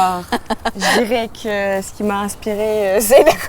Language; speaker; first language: French; native; French